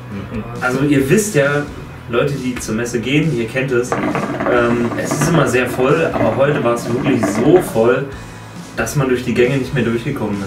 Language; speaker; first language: German; native; German